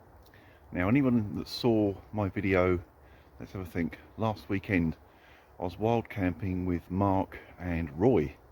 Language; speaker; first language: English; native; English